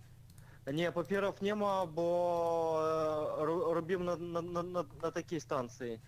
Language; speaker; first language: Polish; non-native, learner; Russian